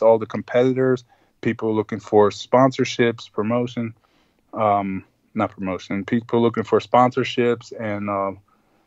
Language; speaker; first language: English; non-native, fluent; Spanish